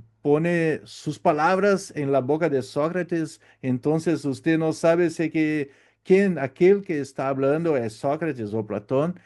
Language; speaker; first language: Spanish; non-native, learner; Portuguese